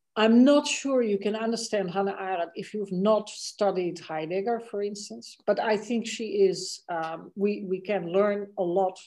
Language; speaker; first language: English; non-native, fluent; Dutch